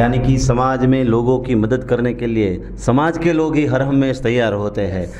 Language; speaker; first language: Hindi; non-native, local second language; Gujarati